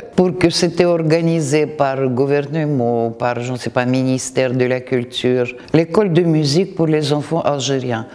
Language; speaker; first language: French; non-native, fluent; Russian